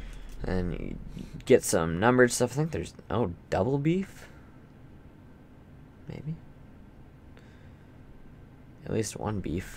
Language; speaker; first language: English; native; English